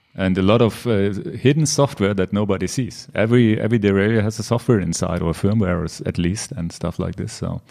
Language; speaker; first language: English; non-native, learner; German